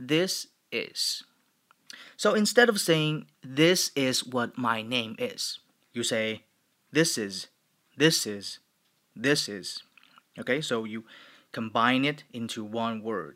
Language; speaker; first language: English; non-native, fluent; Chinese